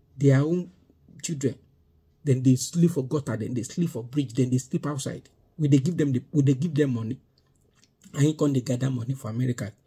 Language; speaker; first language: Nigerian Pidgin; non-native, local second language; Yoruba